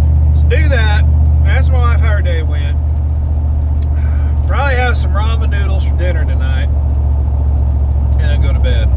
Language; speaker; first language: English; native; English